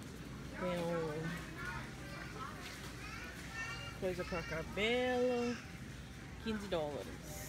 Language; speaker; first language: Portuguese; non-native, learner; English